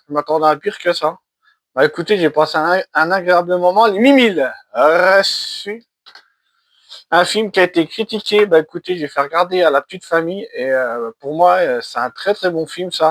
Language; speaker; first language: French; native; French